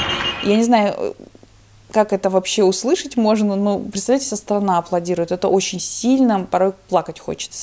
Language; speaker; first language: Russian; native; Russian